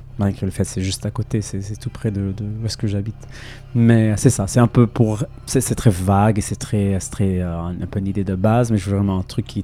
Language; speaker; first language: French; non-native, local second language; Arabic